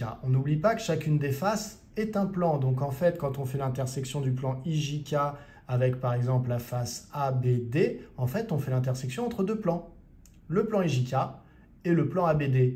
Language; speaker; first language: French; native; French